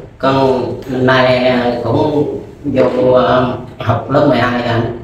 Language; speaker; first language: Vietnamese; non-native, local second language; Khmer